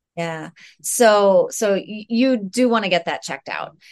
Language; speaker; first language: English; native; English